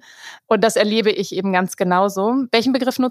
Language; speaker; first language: German; native; German